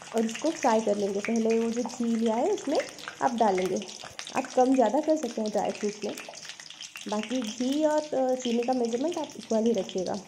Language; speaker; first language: Hindi; non-native, local second language; Odia